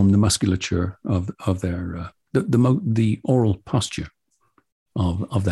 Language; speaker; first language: English; native; English